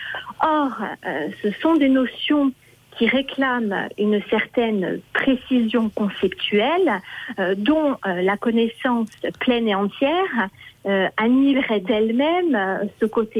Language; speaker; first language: French; native; French